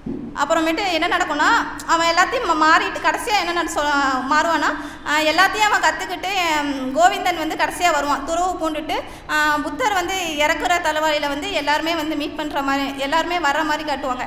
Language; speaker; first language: Tamil; native; Tamil